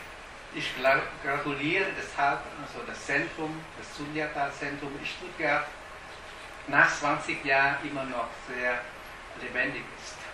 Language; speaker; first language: German; non-native, fluent; Vietnamese